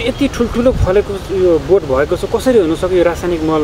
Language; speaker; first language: Nepali; native; Nepali